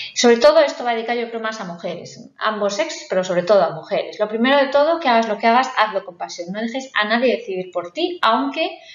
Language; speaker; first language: Spanish; native; Spanish